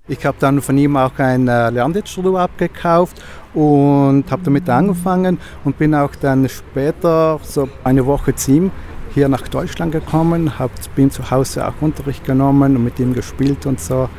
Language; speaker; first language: German; native; German